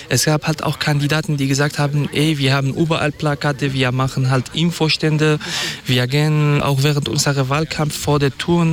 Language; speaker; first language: German; non-native, fluent; Kurdish